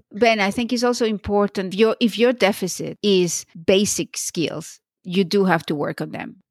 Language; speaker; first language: English; non-native, fluent; Spanish